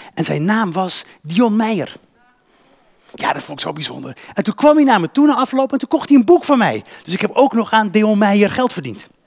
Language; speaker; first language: Dutch; early bilingual, other home language; Berber languages